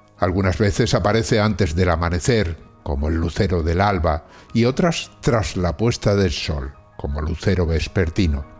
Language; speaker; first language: Spanish; native; Spanish